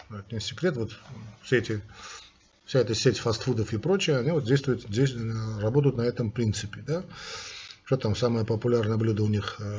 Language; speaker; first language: Russian; non-native, local second language; Armenian